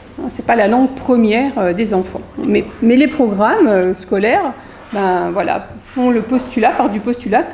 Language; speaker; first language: French; native; French